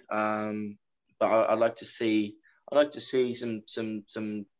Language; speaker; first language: English; non-native, fluent; Norwegian